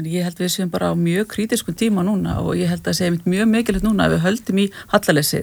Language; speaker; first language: Icelandic; native; Icelandic